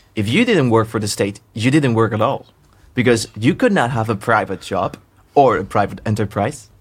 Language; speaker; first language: English; non-native, fluent; Spanish